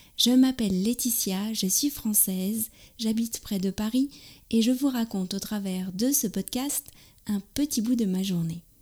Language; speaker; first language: French; native; French